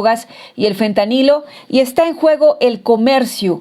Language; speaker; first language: Spanish; native; Spanish